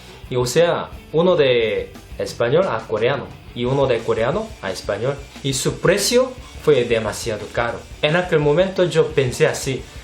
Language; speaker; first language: Spanish; non-native, fluent; Korean